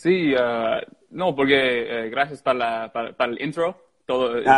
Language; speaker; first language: Spanish; early bilingual, heritage; English